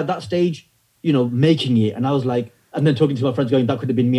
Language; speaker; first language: English; native; English